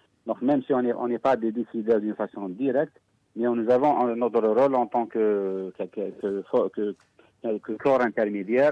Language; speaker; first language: French; non-native, local second language; Arabic